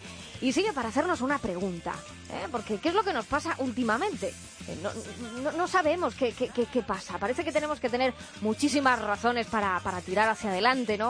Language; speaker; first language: Spanish; native; Spanish